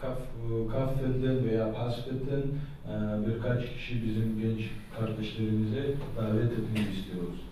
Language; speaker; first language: Turkish; non-native, learner; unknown